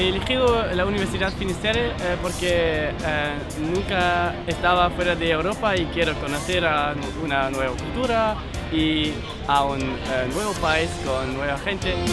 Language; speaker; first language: Spanish; non-native, learner; German